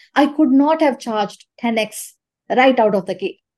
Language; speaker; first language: English; non-native, local second language; Tamil